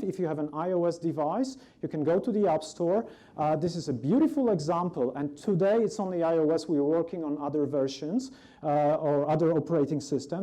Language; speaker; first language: English; non-native, fluent; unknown